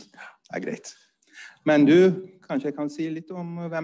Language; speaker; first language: Norwegian; non-native, fluent; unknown